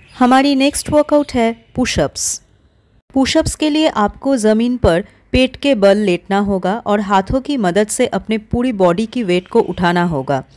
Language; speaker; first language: Hindi; native; Hindi